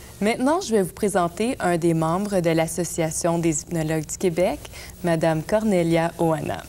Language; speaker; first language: French; native; French